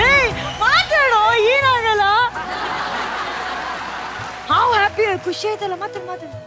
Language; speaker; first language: Kannada; native; Kannada